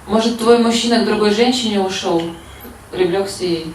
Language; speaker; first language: Russian; native; Russian